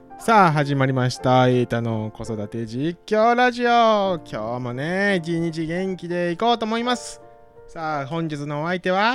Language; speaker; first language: Japanese; native; Japanese